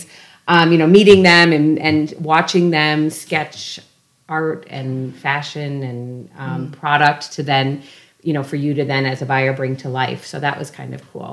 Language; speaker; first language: English; native; English